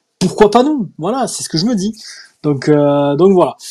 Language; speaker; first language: French; native; French